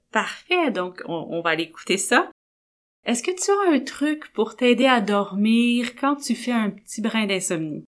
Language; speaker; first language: French; native; French